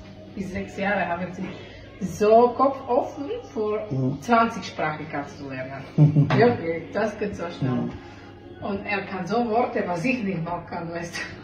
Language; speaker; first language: German; non-native, learner; Slovak